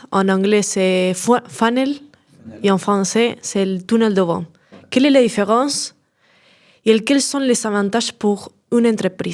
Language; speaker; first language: French; non-native, learner; Spanish